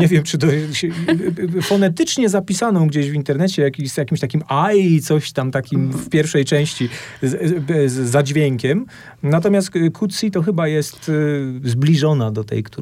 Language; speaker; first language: Polish; native; Polish